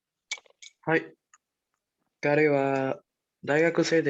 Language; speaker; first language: Japanese; non-native, learner; Spanish